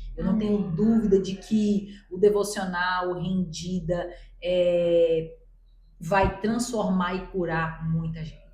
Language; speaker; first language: Portuguese; native; Portuguese